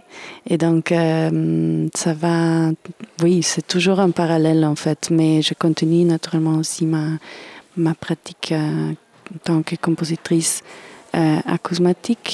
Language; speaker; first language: French; non-native, fluent; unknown